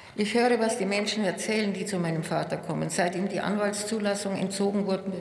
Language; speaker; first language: German; native; German